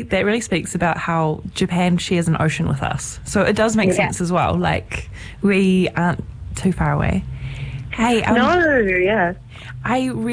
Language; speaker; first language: English; native; English